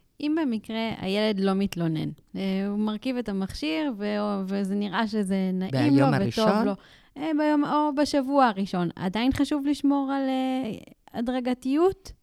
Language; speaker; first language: Hebrew; native; Hebrew